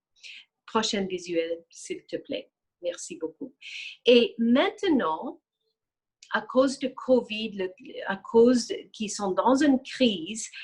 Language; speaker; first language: French; non-native, fluent; English